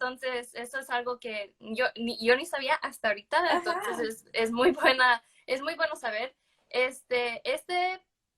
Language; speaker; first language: Spanish; early bilingual, other home language; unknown